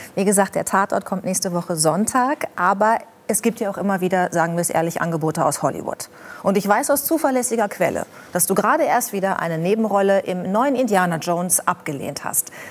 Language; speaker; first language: German; native; German